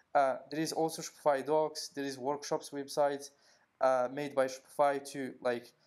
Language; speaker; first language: English; non-native, fluent; Arabic